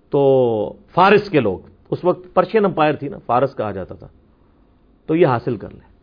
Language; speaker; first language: Urdu; non-native, local second language; Punjabi